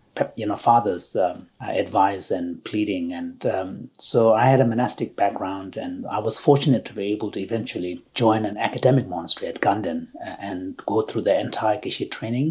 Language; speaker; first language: English; non-native, local second language; Tibetan